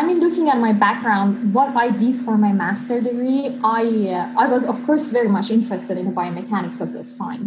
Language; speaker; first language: English; non-native, fluent; Persian